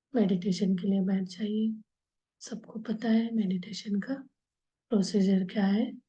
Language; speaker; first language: Hindi; non-native, local second language; Kannada